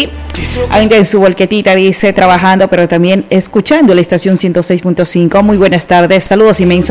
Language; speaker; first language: Spanish; native; Spanish